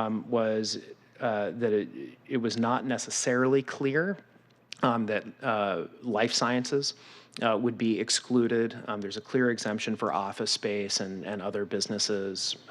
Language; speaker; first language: English; native; English